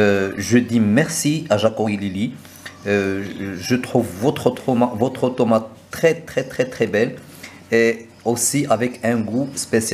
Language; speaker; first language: French; non-native, local second language; Arabic